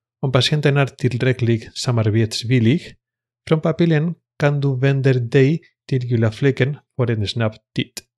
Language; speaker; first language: Swedish; non-native, fluent; Spanish